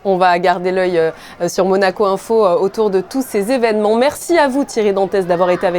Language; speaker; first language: French; native; French